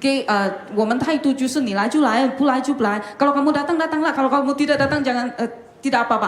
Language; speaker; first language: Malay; non-native, local second language; Chinese